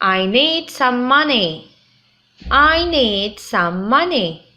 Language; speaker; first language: English; non-native, fluent; Arabic